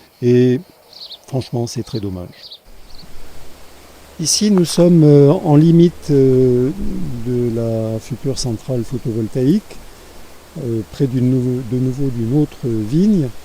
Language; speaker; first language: French; native; French